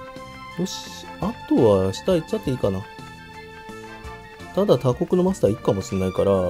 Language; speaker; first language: Japanese; native; Japanese